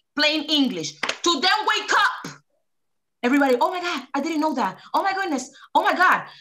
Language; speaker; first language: English; early bilingual, other home language; Spanish